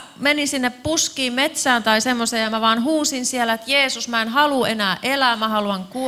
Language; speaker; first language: Finnish; native; Finnish